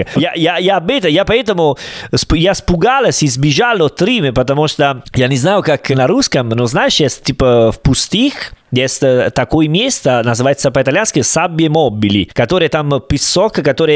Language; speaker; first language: Russian; non-native, learner; Italian